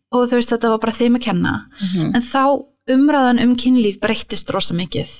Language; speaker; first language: Icelandic; early bilingual, heritage; English